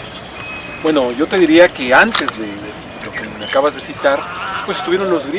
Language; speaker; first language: Spanish; native; Spanish